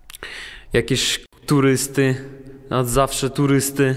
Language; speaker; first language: Polish; non-native, learner; Russian